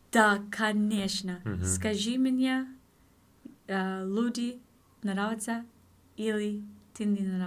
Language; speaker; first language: Russian; non-native, learner; English